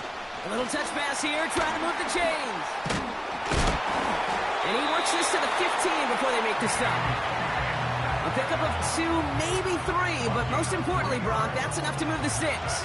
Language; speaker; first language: English; native; English